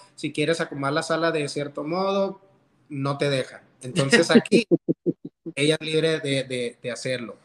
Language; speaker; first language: Spanish; early bilingual, heritage; Spanish